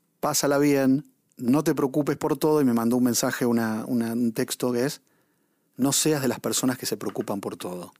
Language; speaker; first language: Spanish; native; Spanish